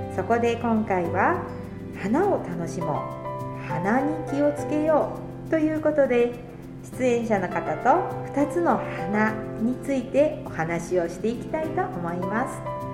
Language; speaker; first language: Japanese; native; Japanese